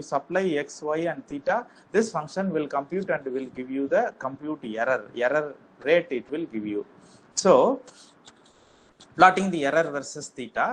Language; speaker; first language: English; non-native, local second language; Tamil